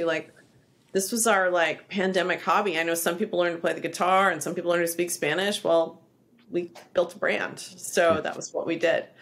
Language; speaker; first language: English; native; English